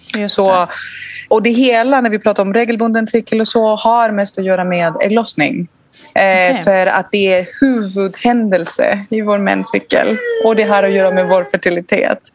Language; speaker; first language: Swedish; non-native, fluent; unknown